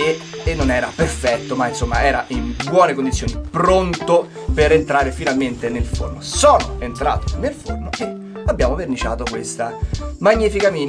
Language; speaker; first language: Italian; native; Italian